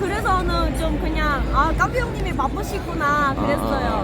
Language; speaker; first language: Korean; non-native, fluent; Vietnamese